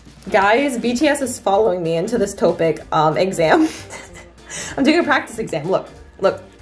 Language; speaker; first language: English; native; English